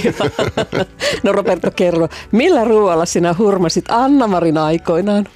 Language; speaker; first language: Finnish; native; Finnish